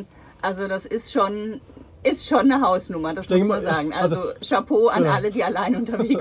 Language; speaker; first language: German; native; German